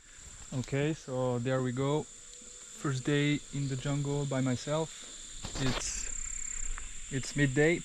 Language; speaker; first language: English; non-native, fluent; French